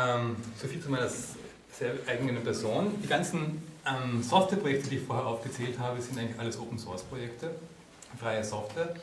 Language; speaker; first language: German; native; German